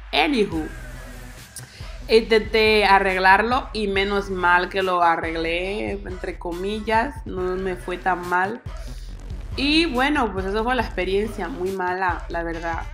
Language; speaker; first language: Spanish; native; Spanish